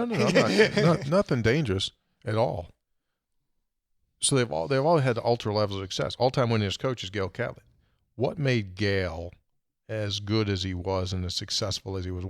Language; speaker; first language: English; native; English